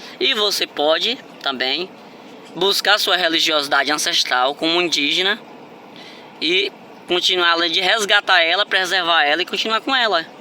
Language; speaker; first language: Portuguese; native; Portuguese